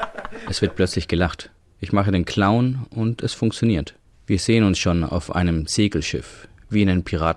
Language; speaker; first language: German; native; German